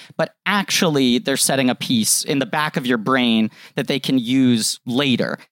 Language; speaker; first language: English; native; English